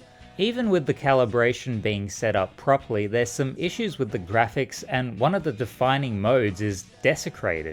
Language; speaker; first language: English; native; English